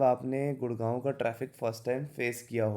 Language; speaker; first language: Hindi; native; Hindi